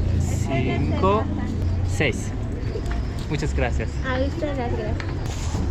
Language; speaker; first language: Spanish; non-native, learner; Turkish